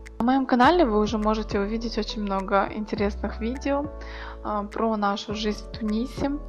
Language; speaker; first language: Russian; native; Russian